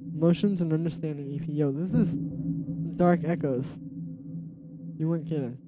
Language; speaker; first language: English; native; English